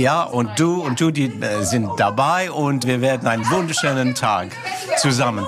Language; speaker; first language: German; non-native, fluent; English